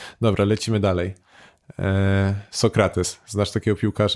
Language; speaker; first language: Polish; native; Polish